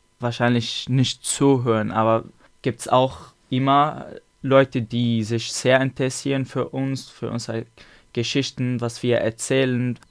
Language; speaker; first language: German; non-native, learner; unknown